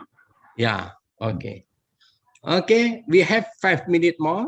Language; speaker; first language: English; non-native, learner; Indonesian